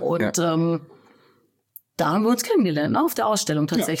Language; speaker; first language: German; native; German